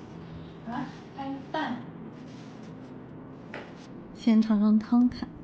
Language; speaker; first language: Chinese; native; Chinese